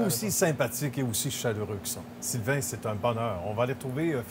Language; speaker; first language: French; native; French